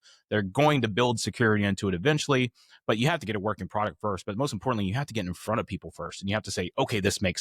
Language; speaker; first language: English; native; English